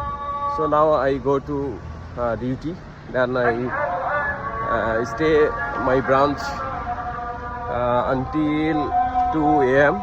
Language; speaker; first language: English; non-native, learner; Bangla